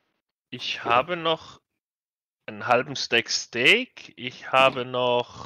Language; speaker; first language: German; native; German